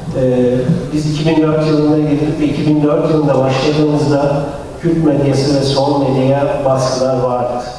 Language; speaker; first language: Turkish; native; Turkish